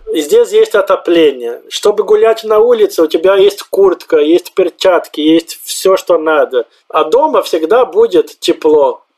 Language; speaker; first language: Russian; non-native, fluent; Portuguese